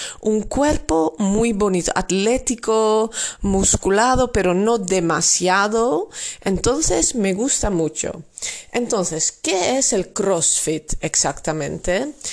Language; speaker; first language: Spanish; non-native, fluent; Dutch